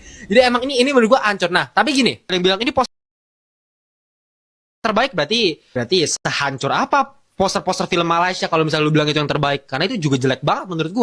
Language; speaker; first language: Indonesian; native; Indonesian